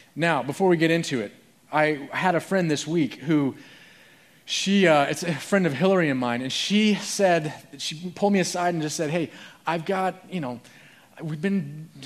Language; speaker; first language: English; native; English